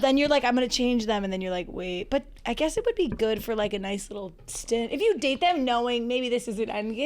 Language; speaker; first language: English; native; English